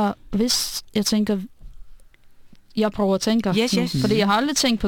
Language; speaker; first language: Danish; non-native, fluent; Russian